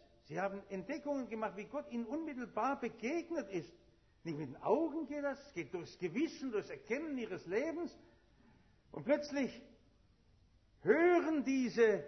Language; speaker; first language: German; native; German